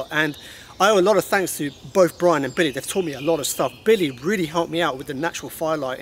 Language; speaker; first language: English; native; English